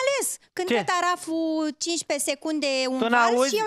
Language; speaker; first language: Romanian; native; Romanian